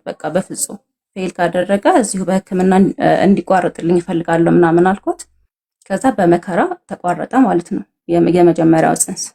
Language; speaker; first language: Amharic; native; Amharic